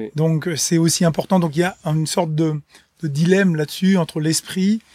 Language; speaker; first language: French; native; French